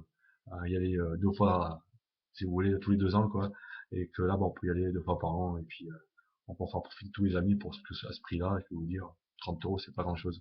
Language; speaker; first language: French; native; French